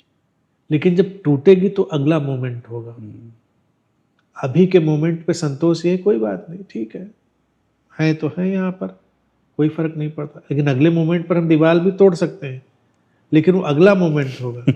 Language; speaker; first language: Hindi; native; Hindi